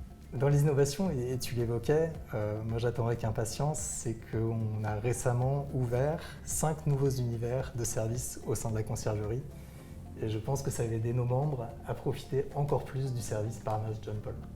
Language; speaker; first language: French; native; French